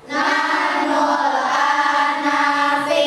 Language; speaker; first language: Arabic; non-native, learner; Indonesian